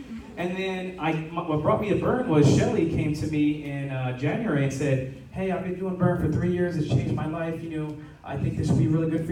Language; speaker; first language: English; native; English